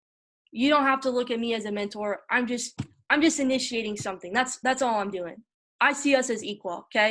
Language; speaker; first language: English; native; English